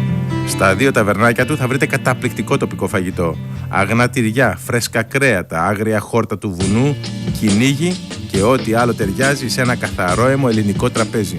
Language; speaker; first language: Greek; native; Greek